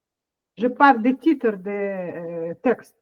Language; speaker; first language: French; non-native, fluent; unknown